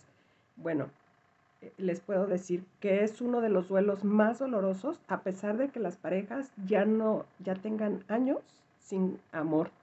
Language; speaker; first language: Spanish; native; Spanish